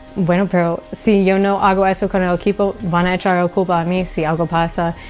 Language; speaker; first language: Spanish; non-native, fluent; English